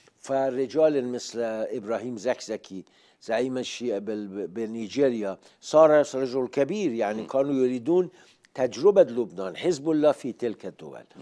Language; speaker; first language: Arabic; non-native, fluent; Persian